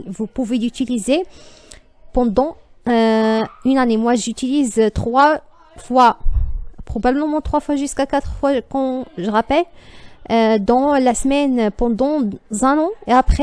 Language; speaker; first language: French; non-native, learner; Arabic